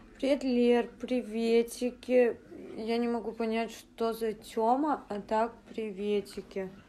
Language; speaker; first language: Russian; native; Russian